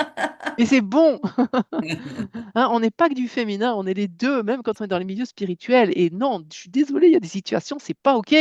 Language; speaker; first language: French; native; French